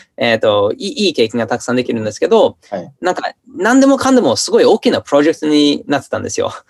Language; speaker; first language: Japanese; non-native, fluent; English